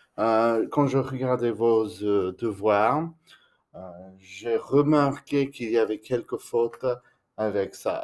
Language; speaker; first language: French; non-native, fluent; English